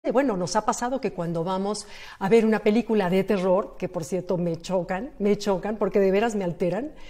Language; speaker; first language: Spanish; native; Spanish